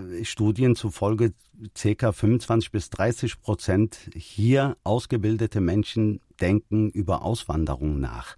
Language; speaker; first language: German; early bilingual, other home language; Turkish